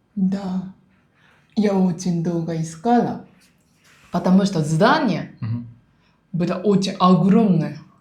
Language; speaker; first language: Russian; non-native, learner; Japanese